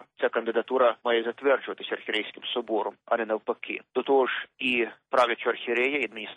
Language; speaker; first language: Ukrainian; native; Ukrainian